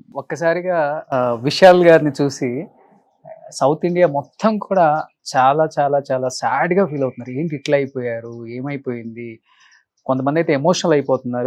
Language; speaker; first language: Telugu; native; Telugu